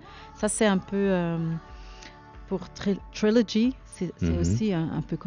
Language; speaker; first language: French; non-native, learner; Dutch